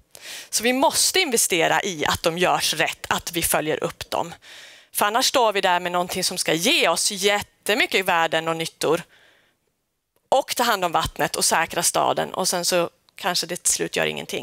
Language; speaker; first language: Swedish; native; Swedish